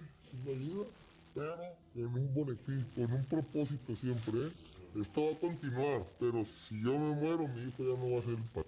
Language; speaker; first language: Spanish; native; Spanish